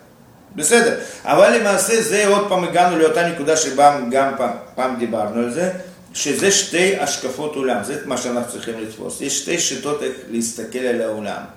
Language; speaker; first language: Hebrew; non-native, fluent; Russian